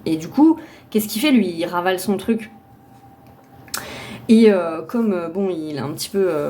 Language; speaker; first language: French; native; French